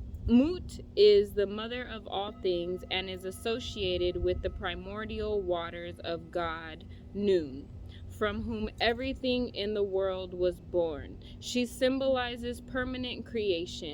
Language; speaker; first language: English; native; English